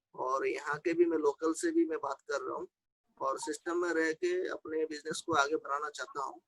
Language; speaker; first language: Hindi; non-native, local second language; Assamese